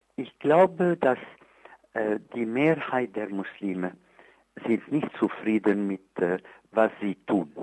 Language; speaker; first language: German; non-native, fluent; Arabic